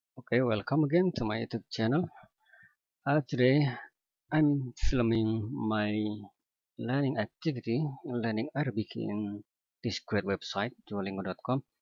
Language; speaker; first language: English; non-native, learner; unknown